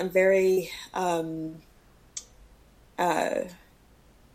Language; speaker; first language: English; native; English